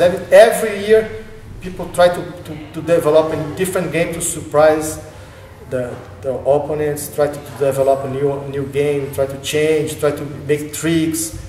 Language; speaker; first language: English; non-native, learner; Portuguese